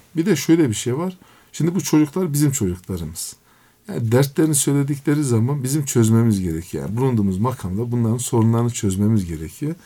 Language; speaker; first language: Turkish; native; Turkish